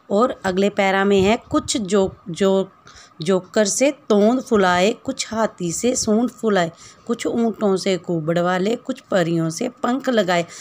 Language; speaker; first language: Hindi; native; Hindi